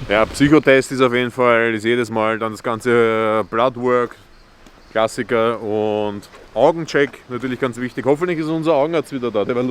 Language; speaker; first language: German; native; German